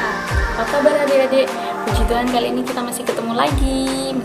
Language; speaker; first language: Indonesian; native; Indonesian